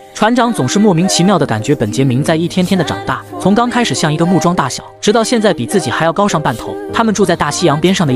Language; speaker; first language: Chinese; native; Chinese